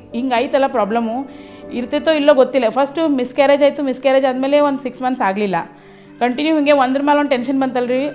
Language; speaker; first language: Kannada; native; Kannada